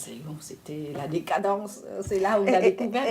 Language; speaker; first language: French; non-native, fluent; Vietnamese